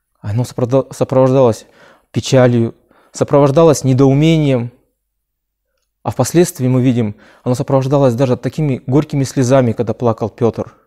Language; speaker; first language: Russian; native; Russian